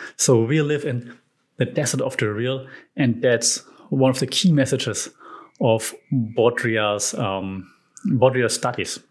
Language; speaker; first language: English; non-native, fluent; German